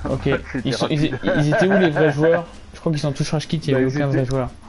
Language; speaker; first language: French; native; French